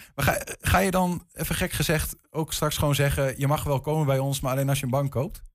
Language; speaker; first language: Dutch; native; Dutch